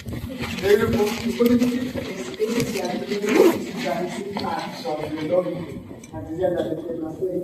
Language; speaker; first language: Spanish; native; Spanish